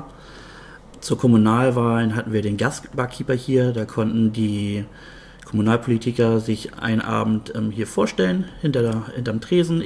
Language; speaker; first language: German; native; German